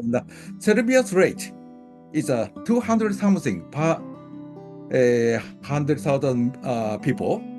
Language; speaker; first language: English; non-native, learner; Japanese